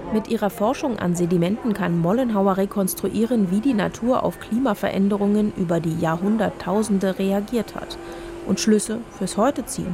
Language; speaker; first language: German; native; German